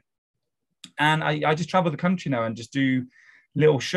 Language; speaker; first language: English; native; English